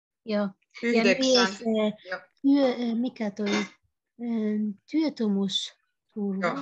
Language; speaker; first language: Finnish; non-native, learner; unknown